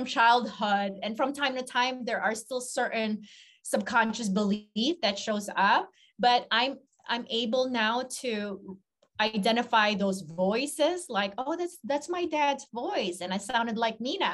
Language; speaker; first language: English; non-native, local second language; Filipino